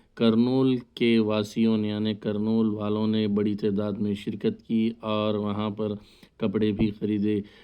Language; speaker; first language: Urdu; native; Urdu